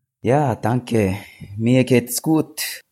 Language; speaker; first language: German; non-native, learner; Swahili